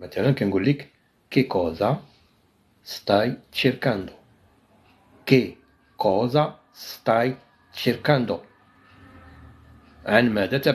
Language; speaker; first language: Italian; non-native, fluent; Arabic